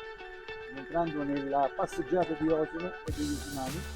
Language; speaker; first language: Italian; native; Italian